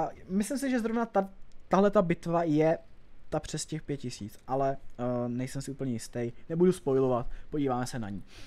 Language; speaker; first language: Czech; native; Czech